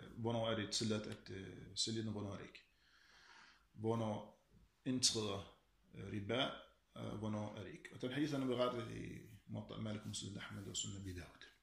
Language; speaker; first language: Danish; early bilingual, other home language; Arabic